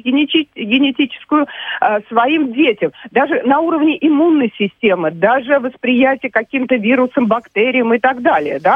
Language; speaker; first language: Russian; native; Russian